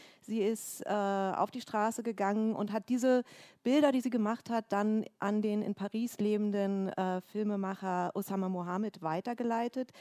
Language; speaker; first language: German; native; German